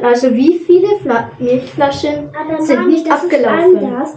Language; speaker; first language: German; native; German